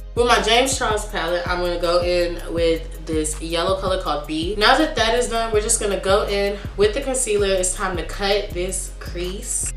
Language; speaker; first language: English; native; English